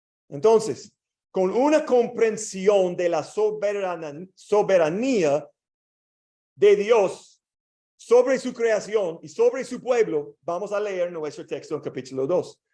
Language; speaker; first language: Spanish; non-native, learner; English